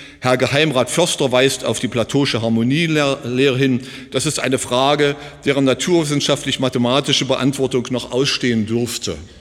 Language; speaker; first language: German; native; German